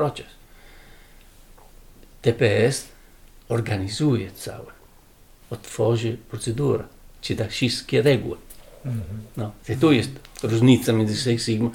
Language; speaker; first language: Polish; non-native, learner; Italian